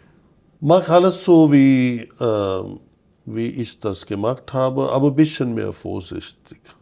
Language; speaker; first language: German; non-native, fluent; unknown